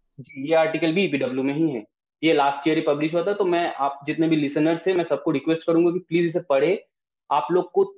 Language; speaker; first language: Hindi; non-native, local second language; Bangla